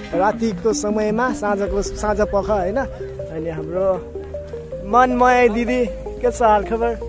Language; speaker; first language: Nepali; non-native, local second language; Rana Tharu